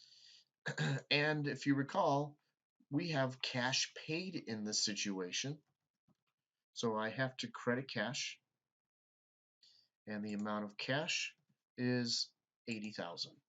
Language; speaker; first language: English; native; English